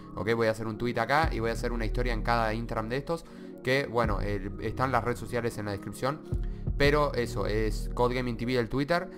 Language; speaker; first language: Spanish; native; Spanish